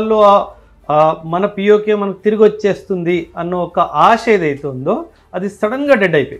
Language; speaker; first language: Telugu; non-native, local second language; Punjabi